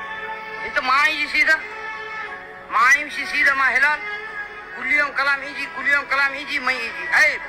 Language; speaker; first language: Arabic; non-native, learner; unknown